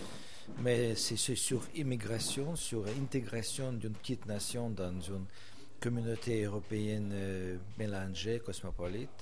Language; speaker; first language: French; non-native, fluent; Russian